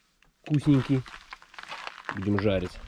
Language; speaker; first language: Russian; native; Russian